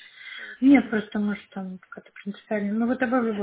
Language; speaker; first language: Russian; native; Russian